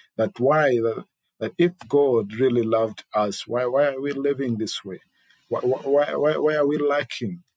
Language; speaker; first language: English; non-native, local second language; Ganda